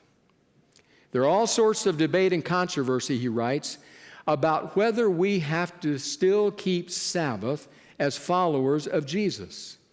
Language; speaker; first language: English; native; English